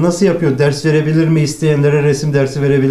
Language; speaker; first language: Turkish; native; Turkish